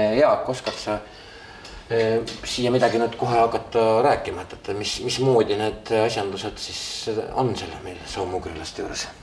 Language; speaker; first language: Estonian; native; Estonian